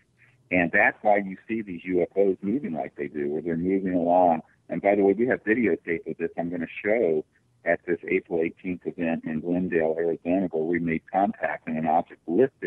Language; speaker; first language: English; native; English